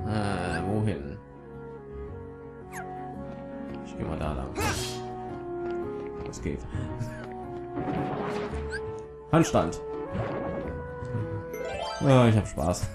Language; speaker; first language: German; native; German